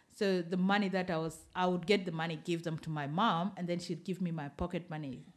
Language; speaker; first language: English; non-native, fluent; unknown